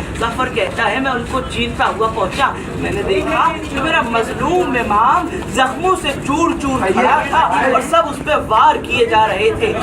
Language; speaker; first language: Urdu; native; Urdu